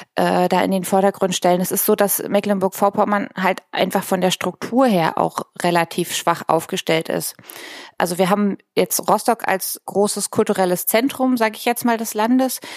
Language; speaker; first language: German; native; German